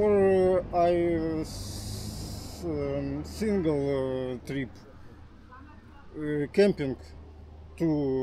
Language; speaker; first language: English; non-native, learner; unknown